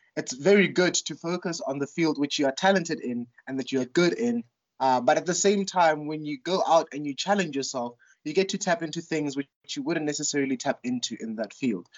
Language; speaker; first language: English; non-native, local second language; Tswana